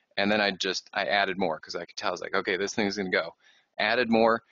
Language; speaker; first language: English; native; English